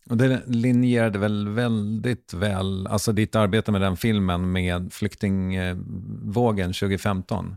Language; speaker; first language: Swedish; native; Swedish